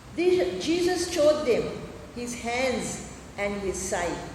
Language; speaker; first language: English; non-native, local second language; Sinhala